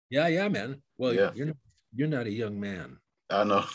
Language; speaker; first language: English; native; English